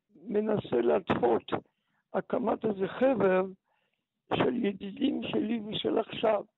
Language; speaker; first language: Hebrew; early bilingual, other home language; Polish